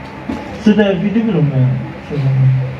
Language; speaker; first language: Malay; non-native, fluent; Arabic